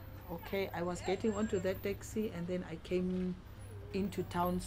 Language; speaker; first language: English; non-native, local second language; Afrikaans